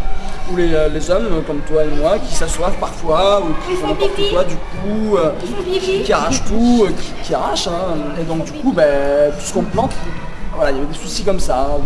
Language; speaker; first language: French; native; French